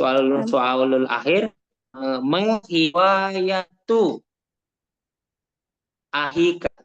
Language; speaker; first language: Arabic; non-native, fluent; Indonesian